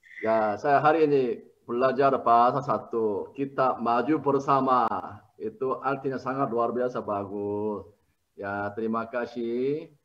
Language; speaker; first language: Indonesian; non-native, learner; Korean